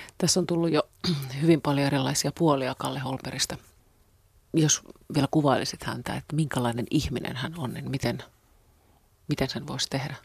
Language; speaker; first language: Finnish; native; Finnish